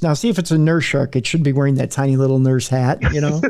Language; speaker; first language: English; native; English